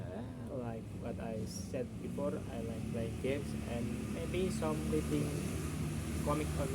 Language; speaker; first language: English; non-native, learner; Indonesian